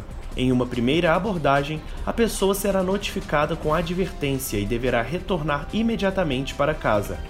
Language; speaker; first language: Portuguese; native; Portuguese